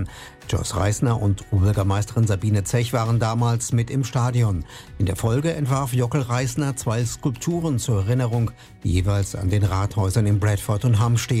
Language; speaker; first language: German; native; German